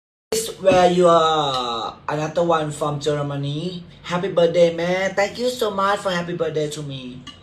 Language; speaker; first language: English; non-native, learner; Thai